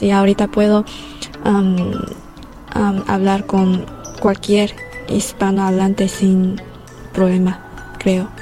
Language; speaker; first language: Spanish; non-native, fluent; Chinese